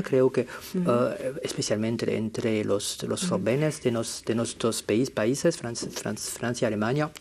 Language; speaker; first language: Spanish; non-native, fluent; French